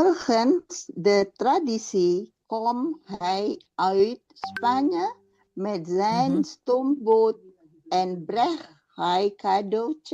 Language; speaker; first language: Dutch; non-native, learner; Indonesian